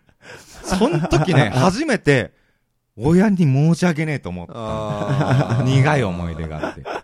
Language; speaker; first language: Japanese; native; Japanese